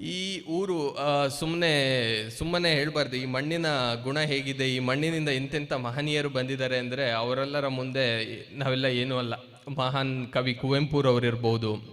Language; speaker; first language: Kannada; native; Kannada